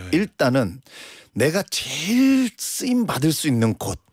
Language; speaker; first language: Korean; native; Korean